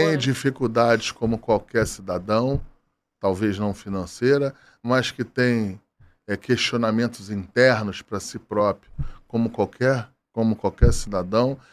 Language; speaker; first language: Portuguese; native; Portuguese